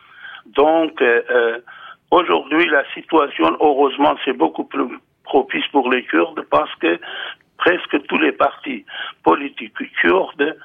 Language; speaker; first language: French; non-native, fluent; Kurdish